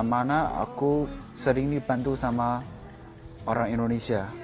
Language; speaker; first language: Indonesian; non-native, fluent; Chinese